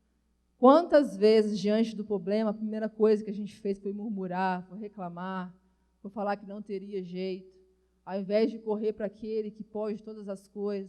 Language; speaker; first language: Portuguese; native; Portuguese